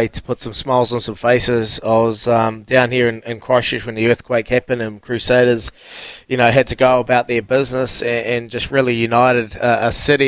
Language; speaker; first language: English; native; English